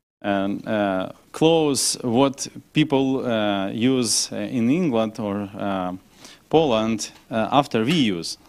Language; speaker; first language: English; non-native, learner; Ukrainian